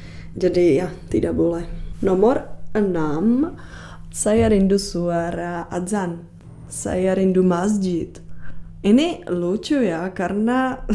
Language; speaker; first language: Indonesian; non-native, fluent; Czech